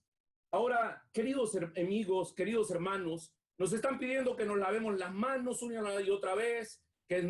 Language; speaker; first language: Spanish; native; Spanish